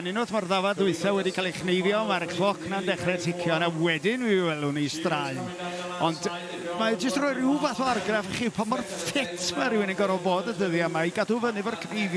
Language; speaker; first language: Welsh; native; Welsh